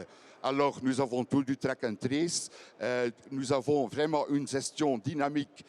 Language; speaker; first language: French; non-native, fluent; Dutch